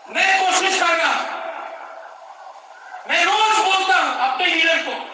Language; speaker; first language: Hindi; non-native, local second language; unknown